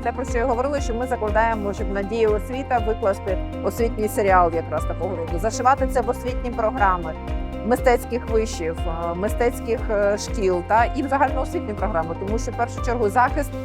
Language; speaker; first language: Ukrainian; native; Ukrainian